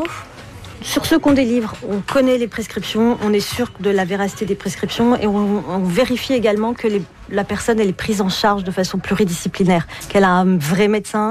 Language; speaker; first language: French; native; French